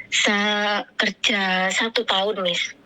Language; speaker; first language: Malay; non-native, local second language; Javanese